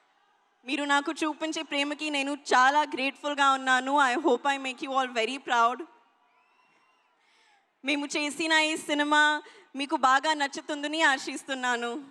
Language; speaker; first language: Telugu; non-native, learner; Hindi